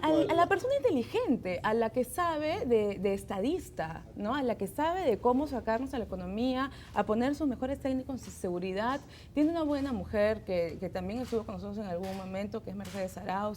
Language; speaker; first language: Spanish; native; Spanish